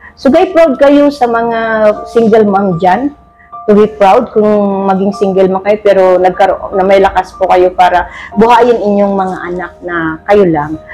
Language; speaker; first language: Filipino; native; Filipino